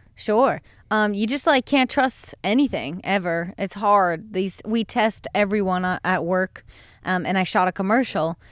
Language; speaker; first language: English; native; English